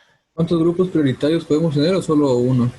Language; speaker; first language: Spanish; native; Spanish